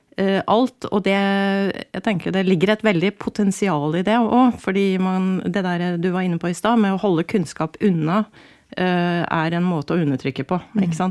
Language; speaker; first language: Norwegian; native; Norwegian